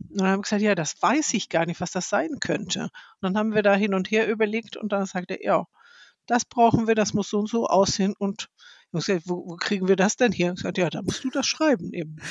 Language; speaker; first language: German; non-native, fluent; Swedish